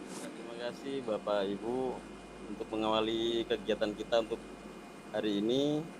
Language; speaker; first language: Indonesian; non-native, local second language; Madurese